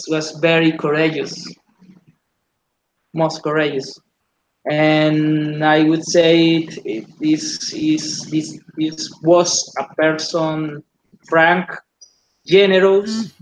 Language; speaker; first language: English; non-native, learner; Spanish